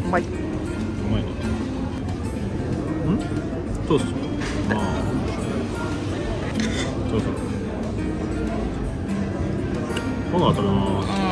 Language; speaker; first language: Japanese; non-native, fluent; French